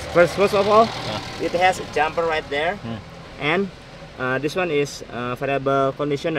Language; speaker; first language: English; non-native, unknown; Indonesian